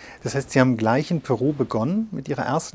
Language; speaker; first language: German; native; German